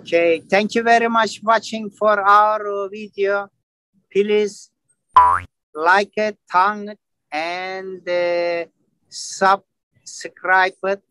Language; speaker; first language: English; non-native, learner; Turkish